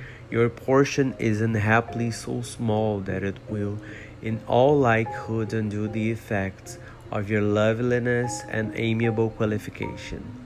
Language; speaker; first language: English; non-native, fluent; Portuguese